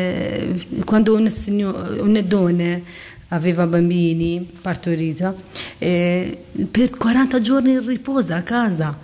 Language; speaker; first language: Italian; non-native, learner; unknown